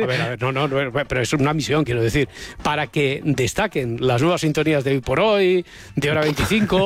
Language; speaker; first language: Spanish; native; Spanish